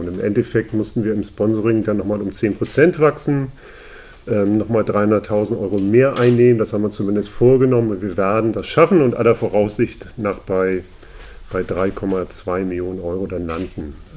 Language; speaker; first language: German; native; German